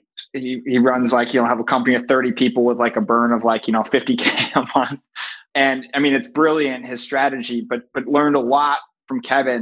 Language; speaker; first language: English; native; English